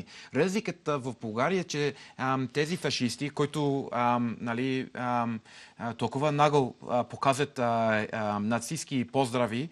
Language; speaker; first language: Bulgarian; non-native, learner; English